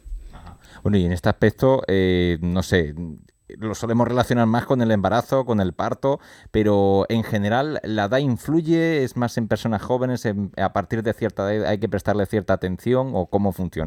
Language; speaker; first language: Spanish; native; Spanish